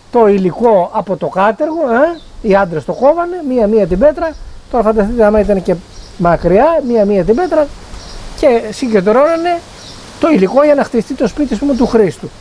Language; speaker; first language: Greek; native; Greek